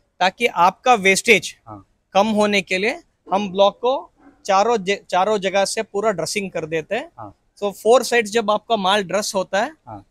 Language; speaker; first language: Hindi; non-native, local second language; Kannada